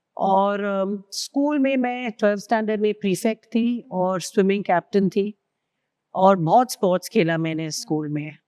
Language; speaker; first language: Hindi; non-native, local second language; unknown